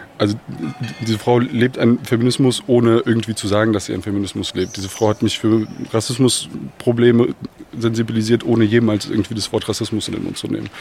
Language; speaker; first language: German; early bilingual, other home language; Bosnian